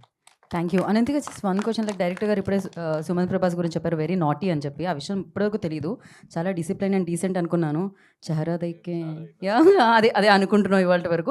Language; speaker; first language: Telugu; native; Telugu